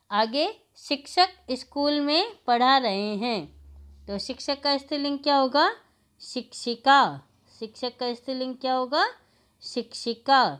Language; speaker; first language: Hindi; native; Hindi